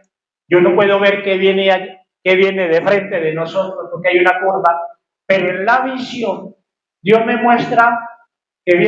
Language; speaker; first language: Spanish; native; Spanish